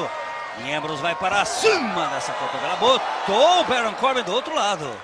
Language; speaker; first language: Portuguese; native; Portuguese